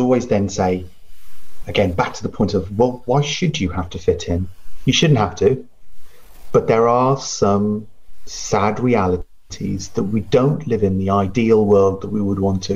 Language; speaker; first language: English; non-native, local second language; Punjabi